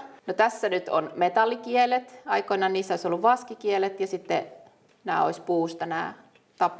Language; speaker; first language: Finnish; native; Finnish